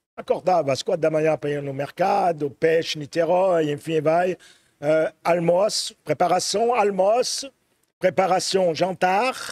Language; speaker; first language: Portuguese; non-native, fluent; French